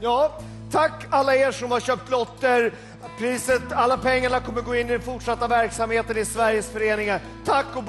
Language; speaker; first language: Swedish; native; Swedish